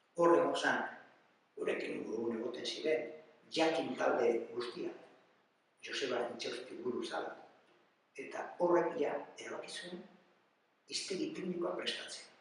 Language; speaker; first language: Basque; native; Basque